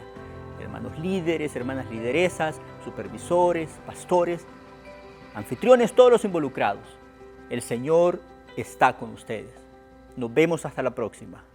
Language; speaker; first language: Spanish; native; Spanish